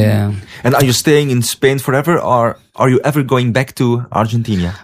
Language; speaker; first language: English; non-native, fluent; Dutch